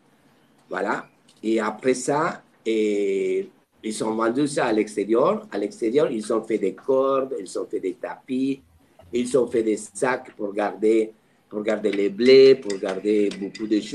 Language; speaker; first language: French; non-native, fluent; Spanish